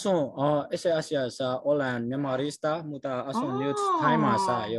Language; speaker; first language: Finnish; non-native, learner; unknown